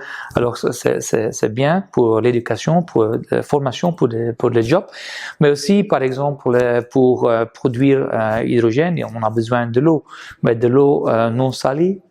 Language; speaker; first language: French; non-native, fluent; Dutch